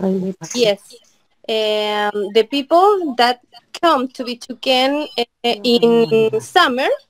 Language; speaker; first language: English; non-native, learner; Spanish